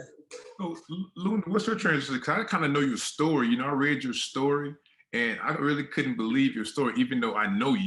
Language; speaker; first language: English; native; English